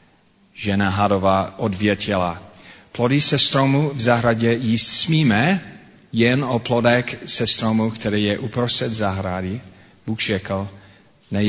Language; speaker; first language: Czech; non-native, fluent; English